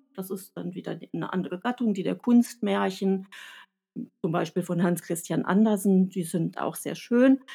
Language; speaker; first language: German; native; German